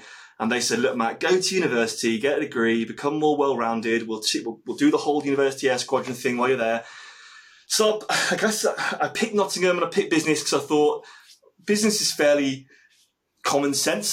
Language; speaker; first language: English; native; English